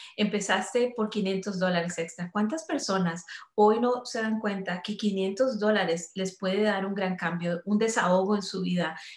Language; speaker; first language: Spanish; native; Spanish